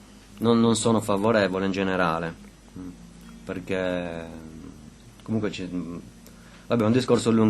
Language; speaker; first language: Italian; native; Italian